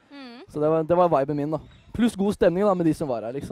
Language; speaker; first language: Norwegian; native; Norwegian